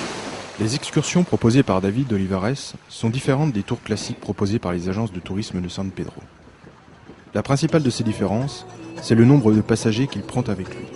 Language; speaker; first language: French; native; French